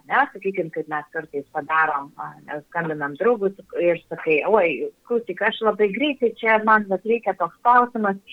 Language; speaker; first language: Lithuanian; native; Lithuanian